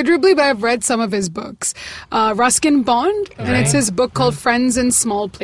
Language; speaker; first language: English; non-native, local second language; Malayalam